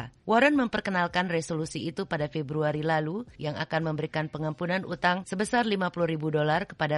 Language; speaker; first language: Indonesian; native; Indonesian